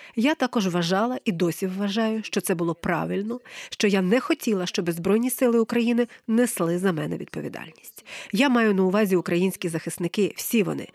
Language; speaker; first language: Ukrainian; non-native, fluent; English